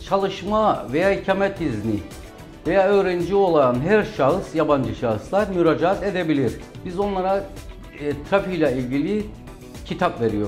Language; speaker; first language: Turkish; native; Turkish